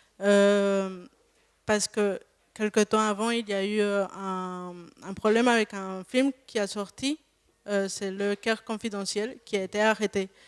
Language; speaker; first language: French; non-native, fluent; Spanish